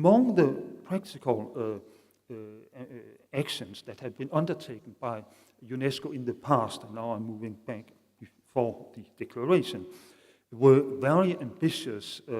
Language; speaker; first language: English; non-native, fluent; Danish